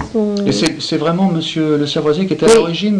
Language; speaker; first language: French; native; French